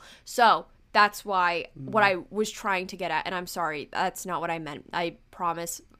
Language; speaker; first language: English; early bilingual, other home language; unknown